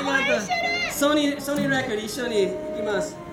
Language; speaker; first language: Japanese; non-native, learner; English